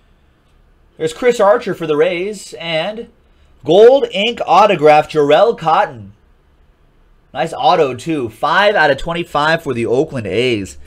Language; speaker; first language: English; native; English